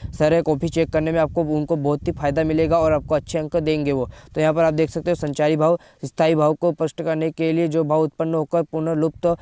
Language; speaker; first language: Hindi; native; Hindi